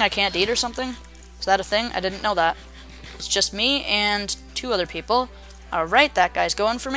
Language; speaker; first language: English; native; English